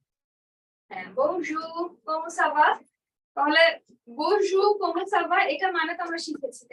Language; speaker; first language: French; non-native, fluent; Bangla